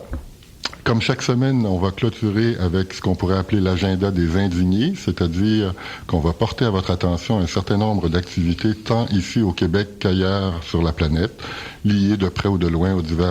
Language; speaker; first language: French; native; French